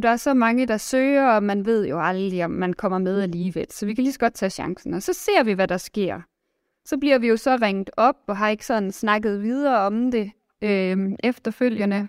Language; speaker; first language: Danish; native; Danish